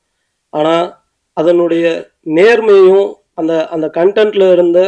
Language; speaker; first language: Tamil; native; Tamil